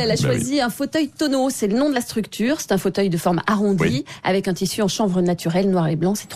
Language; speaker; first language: French; native; French